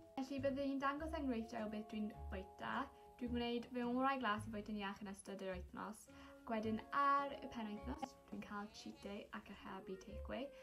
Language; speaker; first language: Welsh; non-native, local second language; English